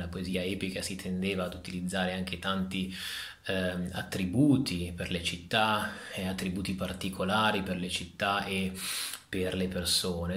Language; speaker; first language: Italian; native; Italian